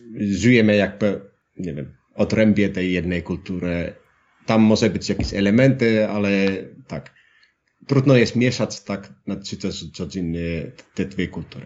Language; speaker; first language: Polish; non-native, learner; Finnish